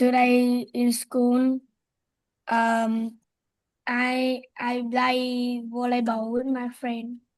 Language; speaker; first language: English; non-native, learner; Vietnamese